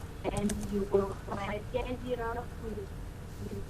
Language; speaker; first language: English; non-native, learner; Vietnamese